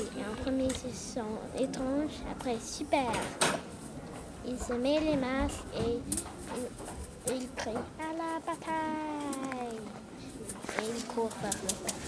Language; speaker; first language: French; non-native, learner; English